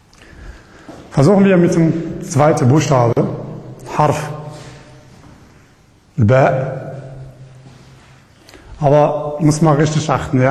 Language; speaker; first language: German; non-native, learner; Arabic